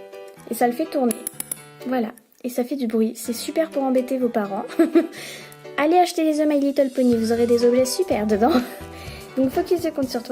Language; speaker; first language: French; native; French